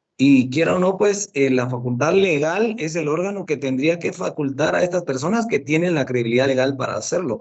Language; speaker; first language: Spanish; native; Spanish